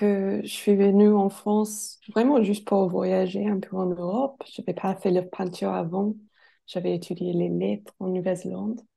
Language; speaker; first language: French; non-native, fluent; English